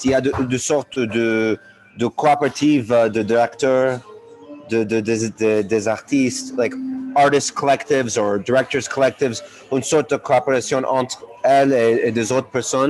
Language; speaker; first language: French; non-native, learner; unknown